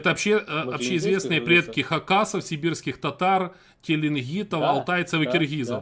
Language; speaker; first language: Russian; native; Russian